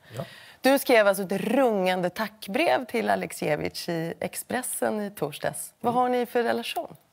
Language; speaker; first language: Swedish; native; Swedish